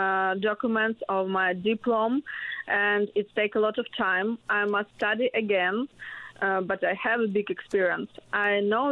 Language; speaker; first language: English; non-native, learner; Ukrainian